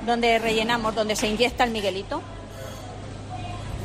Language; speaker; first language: Spanish; native; Spanish